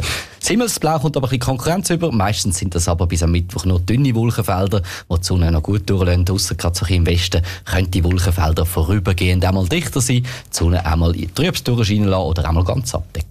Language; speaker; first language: German; native; German